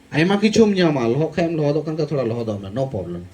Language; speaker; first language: Hindi; non-native, local second language; Bangla